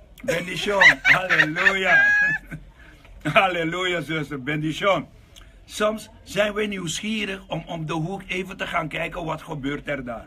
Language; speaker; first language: Dutch; non-native, local second language; Papiamento